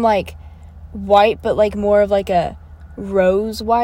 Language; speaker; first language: English; native; English